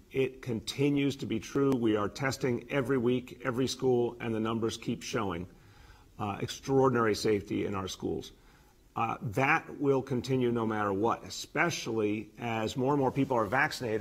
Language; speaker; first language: English; native; English